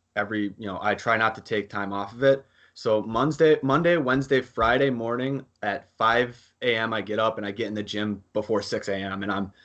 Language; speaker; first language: English; native; English